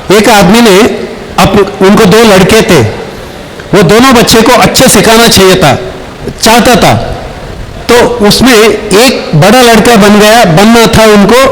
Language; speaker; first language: Hindi; non-native, local second language; Marathi